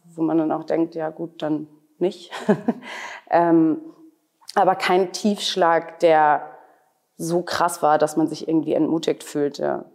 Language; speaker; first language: German; native; German